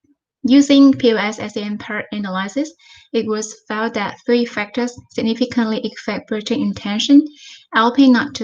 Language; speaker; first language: English; non-native, fluent; Vietnamese